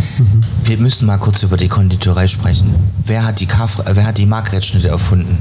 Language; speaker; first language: German; native; German